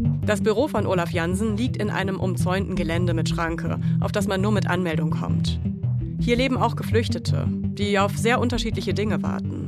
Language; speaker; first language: German; native; German